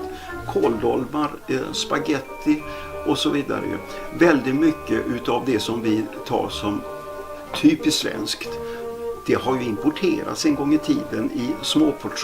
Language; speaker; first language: Swedish; native; Swedish